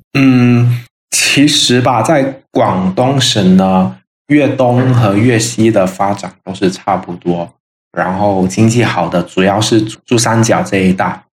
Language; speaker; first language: Chinese; non-native, local second language; Min Nan Chinese